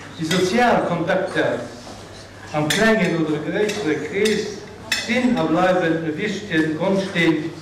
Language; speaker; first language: German; non-native, local second language; Luxembourgish